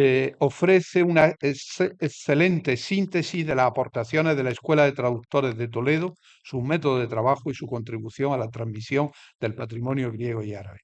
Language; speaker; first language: Spanish; native; Spanish